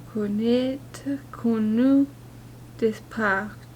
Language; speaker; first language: French; non-native, learner; English